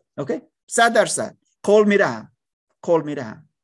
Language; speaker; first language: Persian; non-native, learner; English